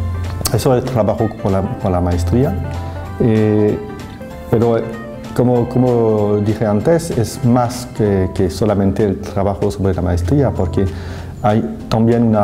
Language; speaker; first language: Spanish; non-native, fluent; French